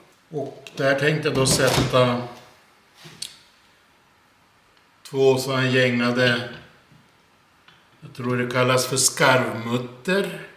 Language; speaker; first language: Swedish; native; Swedish